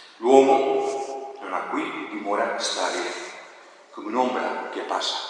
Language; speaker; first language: Italian; non-native, fluent; Spanish